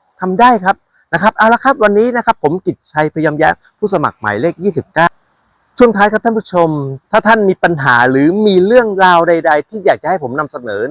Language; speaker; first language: Thai; native; Thai